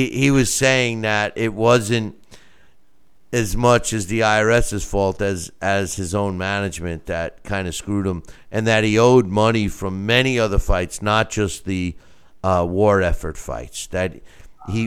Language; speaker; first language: English; native; English